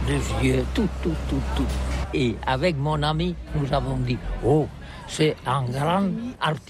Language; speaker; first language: French; non-native, learner; Catalan